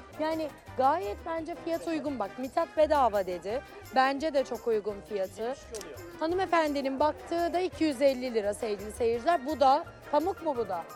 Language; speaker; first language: Turkish; native; Turkish